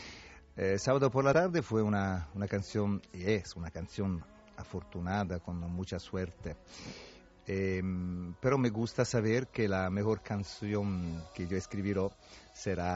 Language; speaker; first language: Spanish; non-native, fluent; Italian